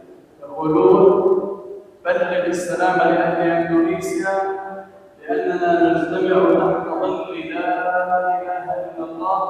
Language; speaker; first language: Arabic; native; Arabic